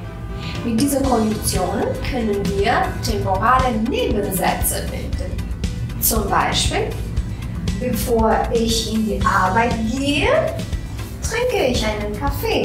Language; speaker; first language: German; non-native, fluent; Albanian